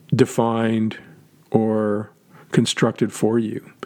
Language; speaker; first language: English; native; English